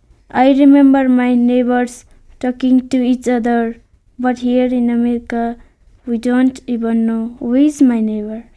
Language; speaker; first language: English; non-native, learner; Nepali